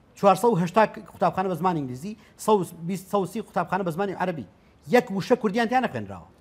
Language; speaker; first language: Central Kurdish; native; Central Kurdish